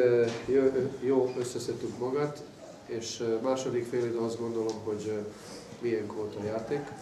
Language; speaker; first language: Hungarian; non-native, fluent; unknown